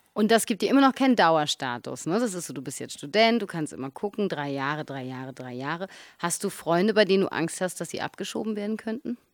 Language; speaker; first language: German; native; German